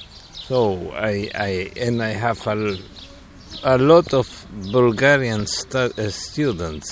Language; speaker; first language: English; non-native, fluent; Spanish